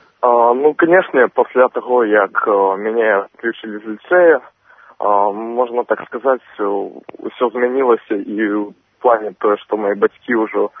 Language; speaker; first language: Belarusian; non-native, local second language; Russian